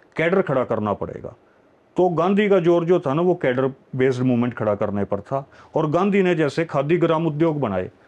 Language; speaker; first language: Hindi; native; Hindi